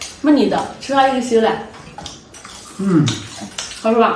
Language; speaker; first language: Chinese; native; Chinese